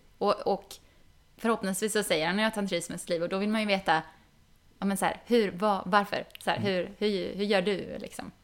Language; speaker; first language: Swedish; native; Swedish